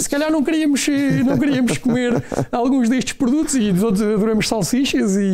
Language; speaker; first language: Portuguese; native; Portuguese